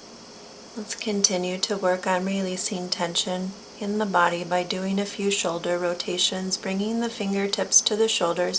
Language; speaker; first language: English; native; English